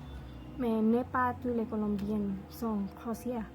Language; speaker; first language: French; non-native, learner; Spanish